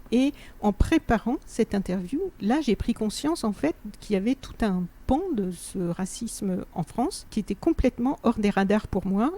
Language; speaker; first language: French; native; French